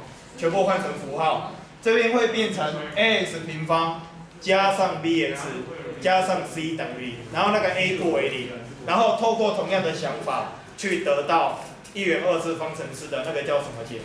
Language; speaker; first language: Chinese; native; Chinese